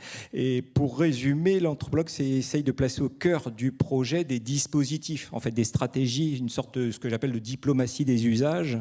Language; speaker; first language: French; native; French